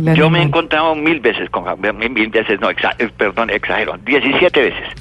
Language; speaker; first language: Spanish; native; Spanish